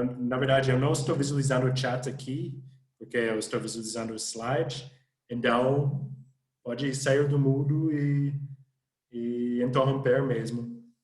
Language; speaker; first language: Portuguese; non-native, fluent; English